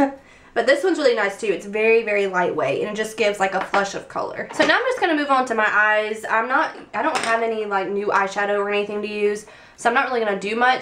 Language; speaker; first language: English; native; English